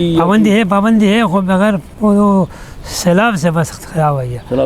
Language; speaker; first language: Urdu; non-native, local second language; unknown